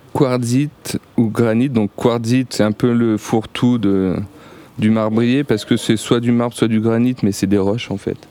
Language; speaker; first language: French; native; French